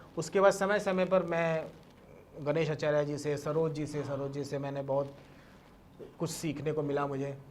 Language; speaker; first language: Hindi; non-native, local second language; Bangla